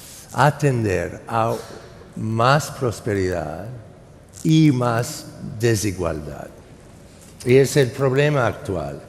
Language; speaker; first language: Spanish; non-native, fluent; English